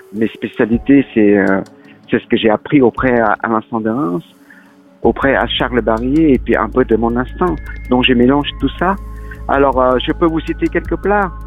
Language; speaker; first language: French; early bilingual, other home language; Lao